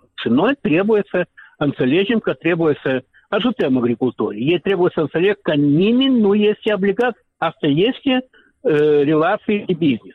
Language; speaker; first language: Romanian; non-native, local second language; Russian